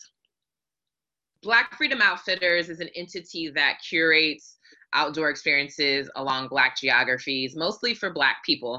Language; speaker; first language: English; native; English